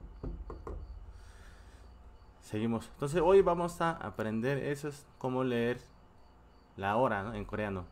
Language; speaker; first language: Spanish; non-native, fluent; Korean